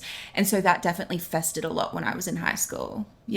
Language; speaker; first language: English; native; English